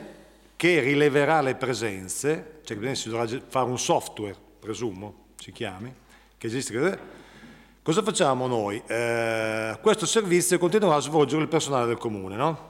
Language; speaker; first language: Italian; native; Italian